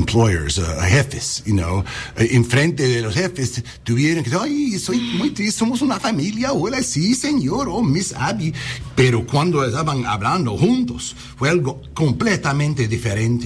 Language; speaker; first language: Spanish; early bilingual, heritage; English